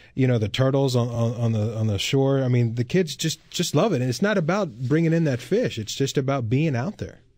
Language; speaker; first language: English; native; English